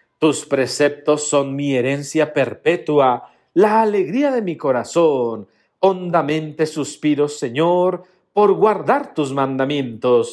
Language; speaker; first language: Spanish; native; Spanish